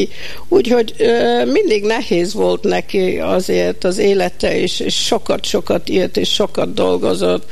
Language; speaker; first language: Hungarian; early bilingual, heritage; Hungarian